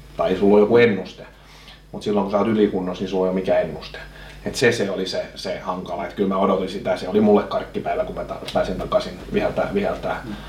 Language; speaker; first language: Finnish; non-native, local second language; Swedish